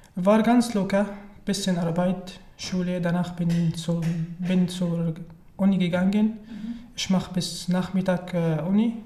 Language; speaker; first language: German; non-native, learner; Arabic